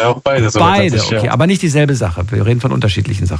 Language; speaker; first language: German; native; German